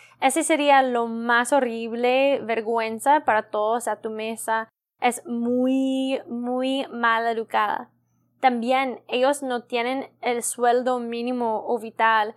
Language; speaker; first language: Spanish; non-native, learner; English